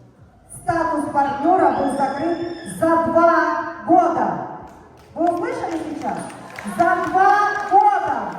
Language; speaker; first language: Russian; native; Russian